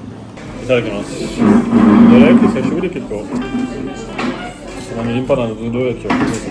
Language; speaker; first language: Japanese; non-native, fluent; French